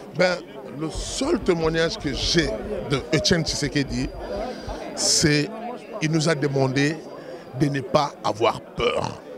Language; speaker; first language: French; non-native, local second language; Lingala